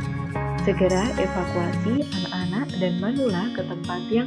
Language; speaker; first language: Indonesian; native; Indonesian